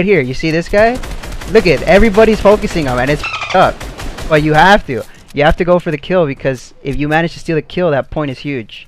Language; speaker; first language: English; native; English